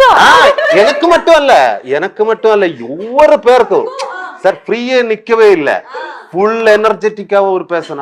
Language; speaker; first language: Tamil; non-native, learner; Malayalam